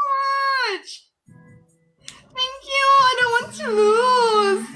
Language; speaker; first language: English; non-native, learner; Thai